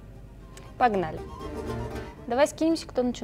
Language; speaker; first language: Russian; native; Russian